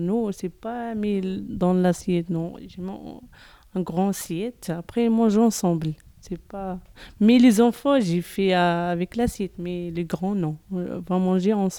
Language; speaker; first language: French; non-native, learner; Arabic